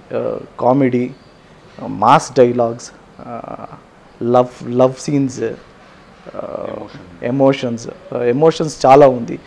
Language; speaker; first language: Telugu; non-native, learner; Kannada